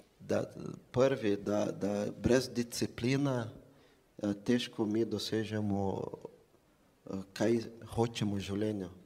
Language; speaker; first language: Slovenian; non-native, fluent; Portuguese